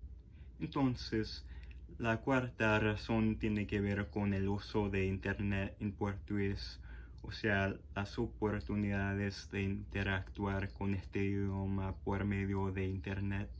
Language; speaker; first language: Spanish; non-native, fluent; English